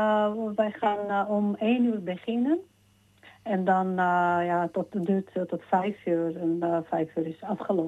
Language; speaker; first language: Dutch; non-native, fluent; Georgian